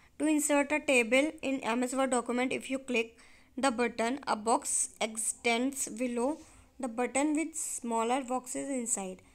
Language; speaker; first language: Hindi; native; Hindi